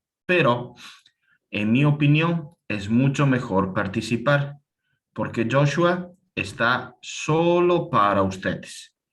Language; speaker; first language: Spanish; non-native, fluent; Italian